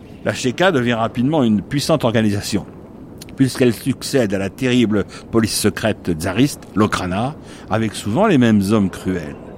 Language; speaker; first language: French; native; French